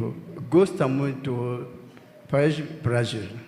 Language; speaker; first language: Portuguese; non-native, learner; Lingala